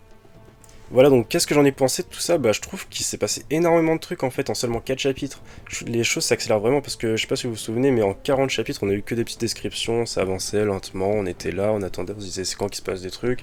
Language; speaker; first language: French; native; French